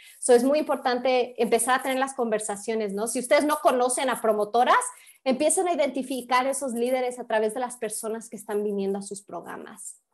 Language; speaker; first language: Spanish; early bilingual, heritage; Spanish